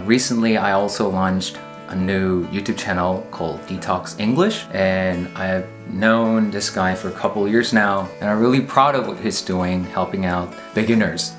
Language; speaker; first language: English; non-native, fluent; Korean